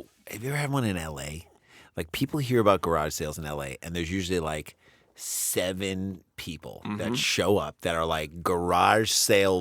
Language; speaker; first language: English; native; English